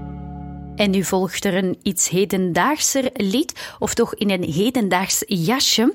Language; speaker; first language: Dutch; native; Dutch